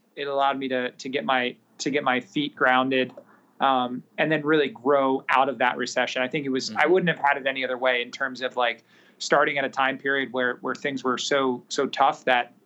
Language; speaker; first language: English; native; English